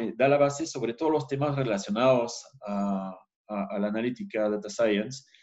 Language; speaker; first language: Spanish; non-native, fluent; French